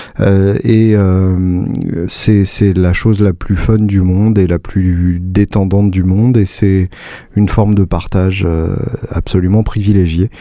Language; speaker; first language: French; native; French